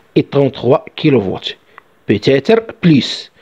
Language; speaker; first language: French; non-native, local second language; Arabic